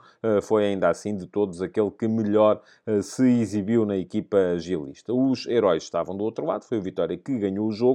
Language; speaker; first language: Portuguese; native; Portuguese